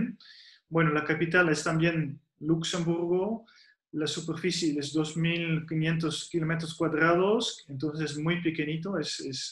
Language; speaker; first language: Spanish; non-native, fluent; Dutch